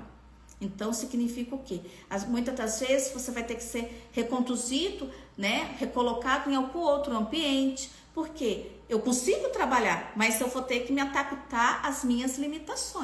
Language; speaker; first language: Portuguese; native; Portuguese